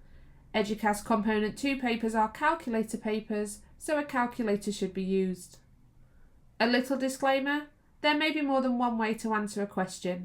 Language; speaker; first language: English; native; English